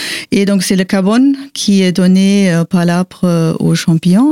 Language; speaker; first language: French; non-native, fluent; German